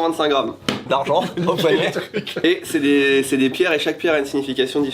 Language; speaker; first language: French; native; French